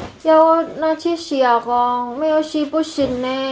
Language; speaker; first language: Chinese; non-native, learner; Indonesian